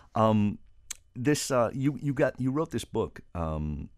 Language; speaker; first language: English; early bilingual, other home language; Spanish